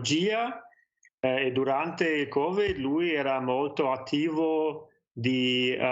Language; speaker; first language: Italian; non-native, fluent; German